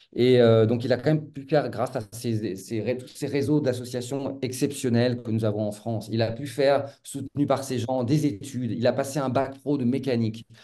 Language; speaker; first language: French; native; French